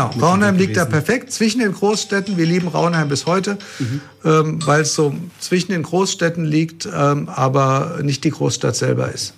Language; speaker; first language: German; native; German